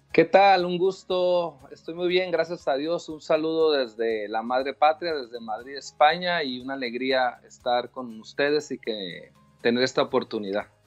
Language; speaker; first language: Spanish; native; Spanish